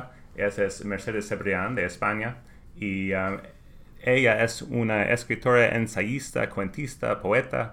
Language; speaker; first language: Spanish; non-native, learner; English